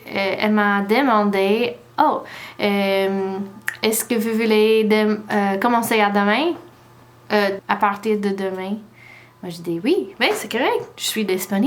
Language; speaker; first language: French; non-native, learner; English